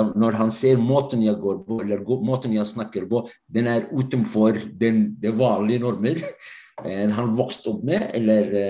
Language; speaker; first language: Norwegian; non-native, fluent; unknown